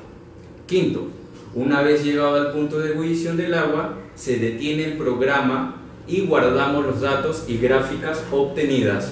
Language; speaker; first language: Spanish; native; Spanish